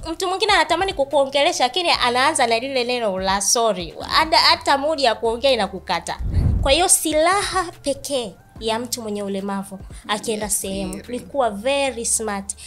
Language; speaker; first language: Swahili; native; Swahili